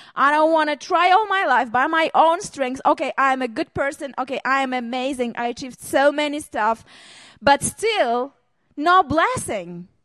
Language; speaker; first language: English; non-native, learner; Hebrew